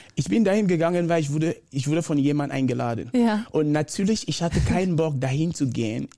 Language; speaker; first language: German; non-native, fluent; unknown